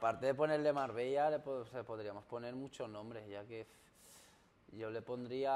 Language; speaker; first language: Spanish; early bilingual, other home language; Arabic